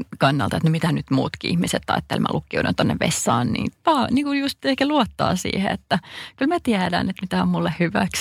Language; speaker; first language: Finnish; native; Finnish